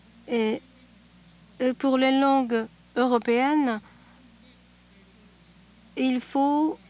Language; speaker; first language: French; non-native, fluent; Japanese